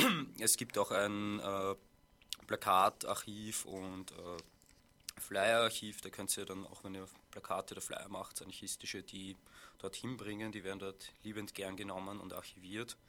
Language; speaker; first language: German; native; German